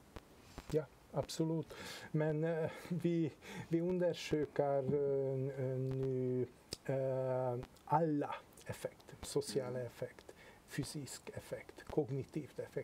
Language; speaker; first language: Swedish; non-native, fluent; Hungarian